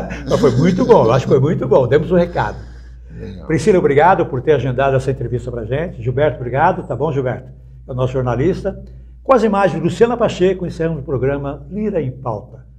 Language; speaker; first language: Portuguese; native; Portuguese